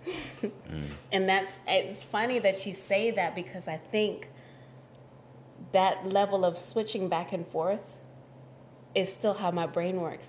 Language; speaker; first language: English; early bilingual, other home language; Shona